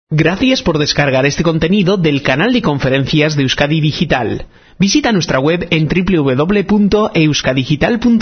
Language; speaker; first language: Spanish; native; Spanish